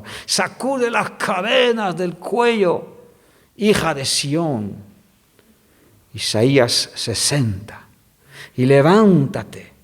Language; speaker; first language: Spanish; non-native, fluent; French